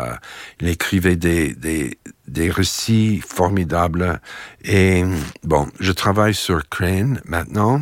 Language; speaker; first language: French; non-native, fluent; English